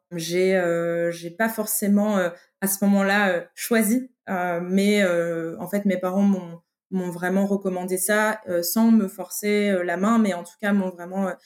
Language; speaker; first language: French; native; French